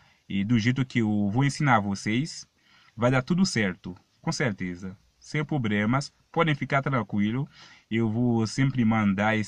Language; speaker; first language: Portuguese; non-native, fluent; Haitian Creole